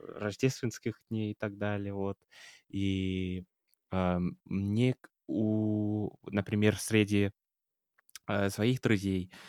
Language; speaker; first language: Russian; non-native, fluent; English